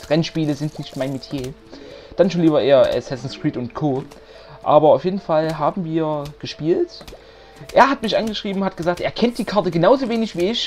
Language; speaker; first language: German; native; German